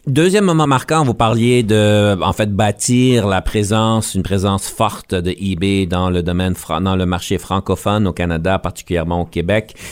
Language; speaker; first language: French; native; French